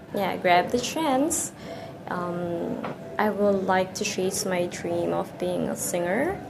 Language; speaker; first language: English; non-native, local second language; Filipino